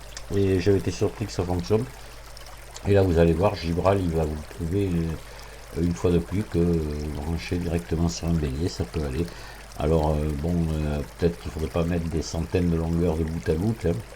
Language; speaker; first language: French; native; French